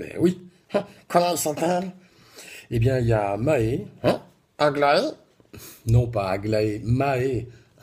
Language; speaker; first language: French; native; French